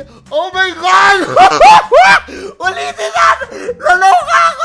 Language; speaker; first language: Filipino; native; Filipino